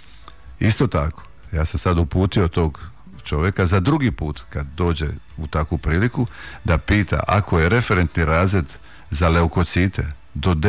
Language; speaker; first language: Croatian; native; Croatian